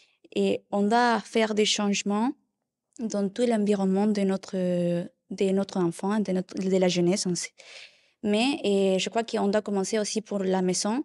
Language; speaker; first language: French; non-native, learner; Spanish